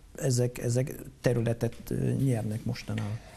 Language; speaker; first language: Hungarian; non-native, fluent; Dutch